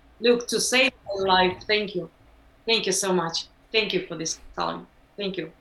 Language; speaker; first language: English; non-native, learner; Ukrainian